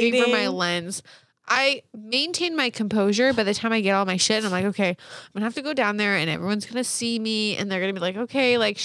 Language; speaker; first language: English; native; English